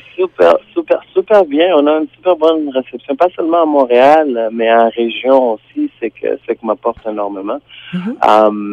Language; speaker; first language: French; non-native, fluent; Tsonga